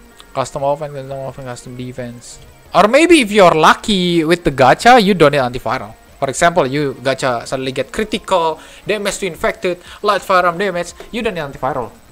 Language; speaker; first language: English; non-native, fluent; Indonesian